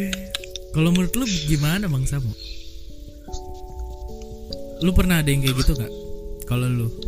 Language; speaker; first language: Indonesian; native; Indonesian